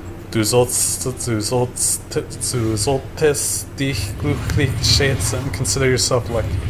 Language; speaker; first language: German; non-native, learner; English